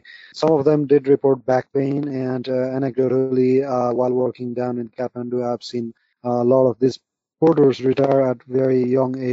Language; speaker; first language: English; non-native, local second language; Nepali